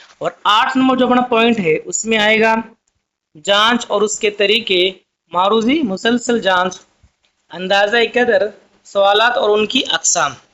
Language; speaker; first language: Urdu; native; Urdu